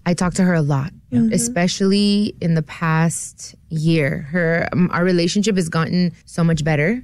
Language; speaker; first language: English; early bilingual, other home language; Spanish